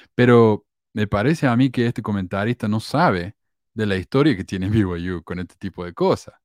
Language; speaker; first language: Spanish; native; Spanish